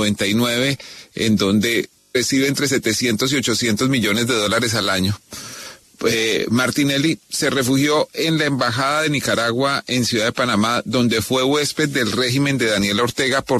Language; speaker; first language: Spanish; native; Spanish